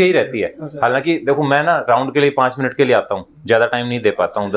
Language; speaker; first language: Hindi; native; Hindi